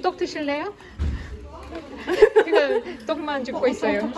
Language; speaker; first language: Korean; non-native, learner; Russian